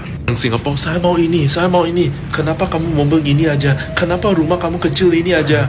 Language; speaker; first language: Indonesian; non-native, learner; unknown